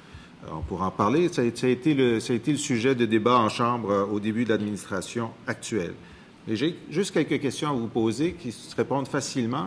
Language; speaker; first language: French; native; French